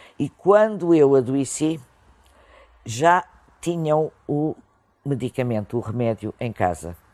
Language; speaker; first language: Portuguese; native; Portuguese